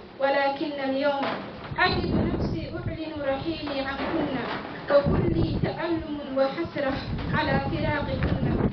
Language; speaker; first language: Arabic; non-native, local second language; Somali